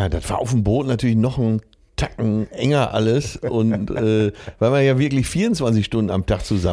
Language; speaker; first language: German; native; German